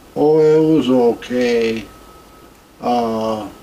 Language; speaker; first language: English; native; English